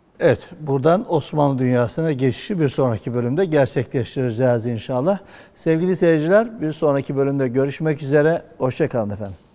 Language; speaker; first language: Turkish; native; Turkish